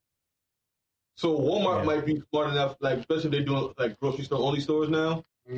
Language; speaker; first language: English; native; English